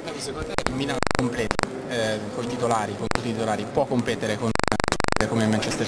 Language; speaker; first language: Italian; native; Italian